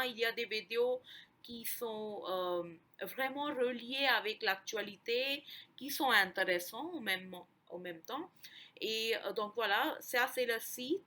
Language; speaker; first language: French; non-native, fluent; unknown